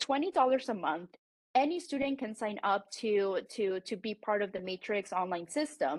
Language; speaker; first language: English; non-native, fluent; Spanish